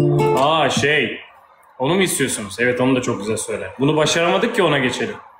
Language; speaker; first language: Turkish; native; Turkish